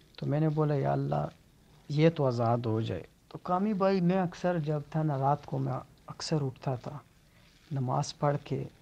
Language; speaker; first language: Urdu; native; Urdu